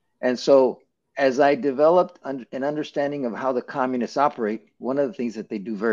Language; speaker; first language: English; native; English